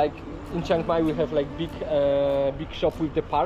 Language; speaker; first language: English; non-native, fluent; Polish